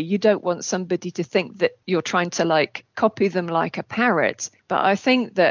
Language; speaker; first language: English; native; English